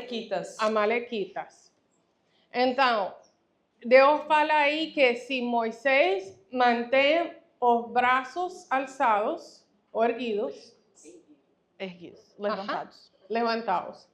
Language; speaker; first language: Portuguese; non-native, fluent; Spanish